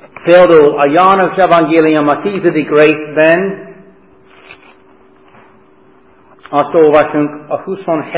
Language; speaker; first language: Hungarian; non-native, fluent; English